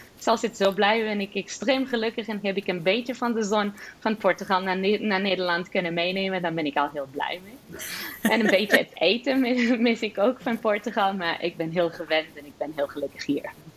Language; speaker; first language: Dutch; non-native, fluent; Portuguese